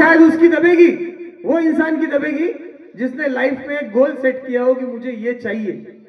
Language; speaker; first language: Hindi; non-native, local second language; Marathi